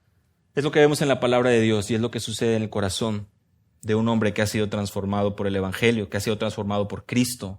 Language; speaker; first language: Spanish; native; Spanish